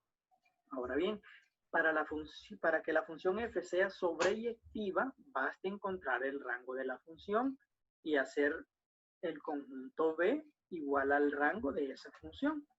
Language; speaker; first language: Spanish; native; Spanish